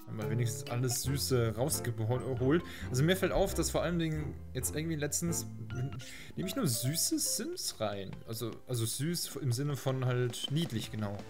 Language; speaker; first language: German; native; German